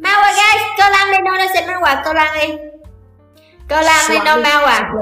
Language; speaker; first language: Indonesian; non-native, learner; Vietnamese